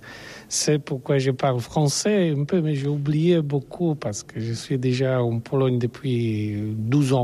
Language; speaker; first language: French; non-native, learner; Polish